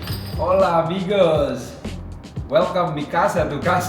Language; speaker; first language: Spanish; non-native, learner; Indonesian